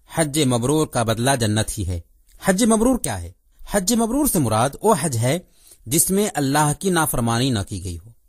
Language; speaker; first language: Urdu; native; Urdu